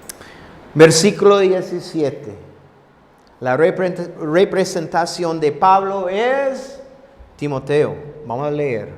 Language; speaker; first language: Spanish; non-native, fluent; English